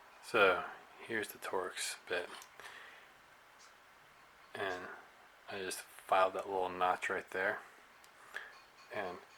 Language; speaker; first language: English; native; English